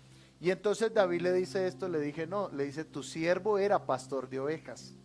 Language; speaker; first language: Spanish; native; Spanish